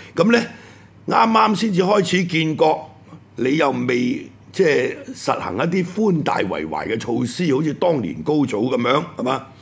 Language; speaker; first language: Cantonese; native; Cantonese